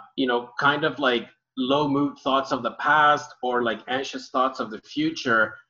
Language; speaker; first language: English; early bilingual, other home language; Spanish